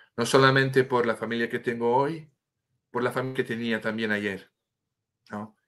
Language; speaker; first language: Spanish; non-native, fluent; French